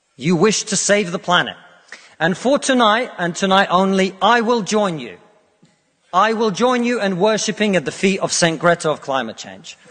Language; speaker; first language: English; non-native, fluent; Russian